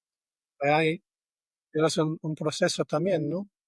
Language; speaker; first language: Spanish; non-native, fluent; German